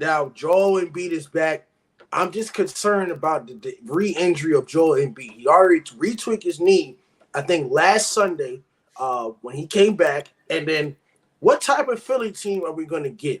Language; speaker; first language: English; native; English